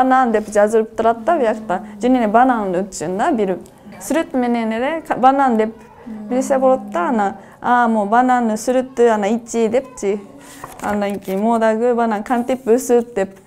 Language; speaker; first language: Kyrgyz; non-native, fluent; Japanese